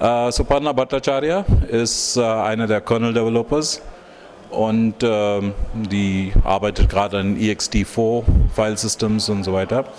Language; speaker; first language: German; non-native, fluent; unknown